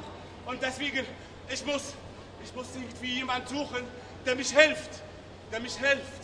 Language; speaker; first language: German; non-native, learner; Arabic